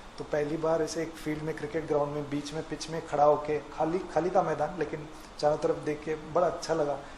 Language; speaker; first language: Hindi; non-native, local second language; Kannada